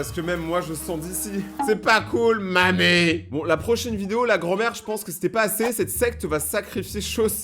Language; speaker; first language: French; native; French